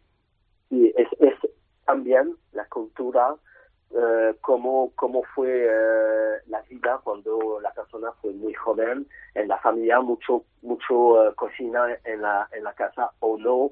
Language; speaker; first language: Spanish; non-native, learner; French